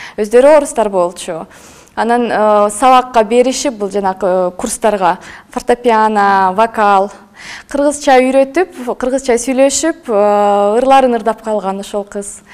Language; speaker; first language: Kyrgyz; non-native, local second language; Russian